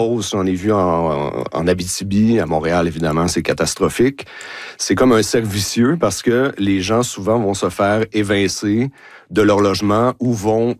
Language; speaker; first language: French; native; French